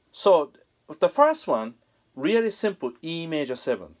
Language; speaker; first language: English; non-native, fluent; Japanese